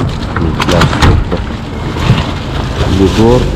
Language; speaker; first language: Spanish; non-native, learner; Filipino